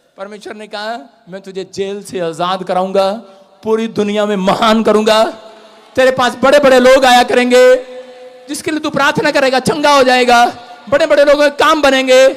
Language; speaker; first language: Hindi; non-native, local second language; Punjabi